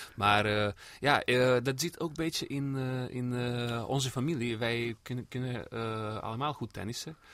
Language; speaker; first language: Dutch; non-native, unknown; Serbian